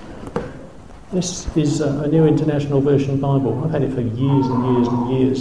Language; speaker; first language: English; native; English